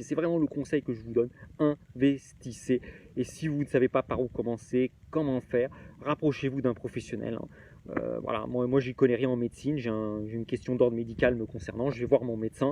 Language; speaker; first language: French; native; French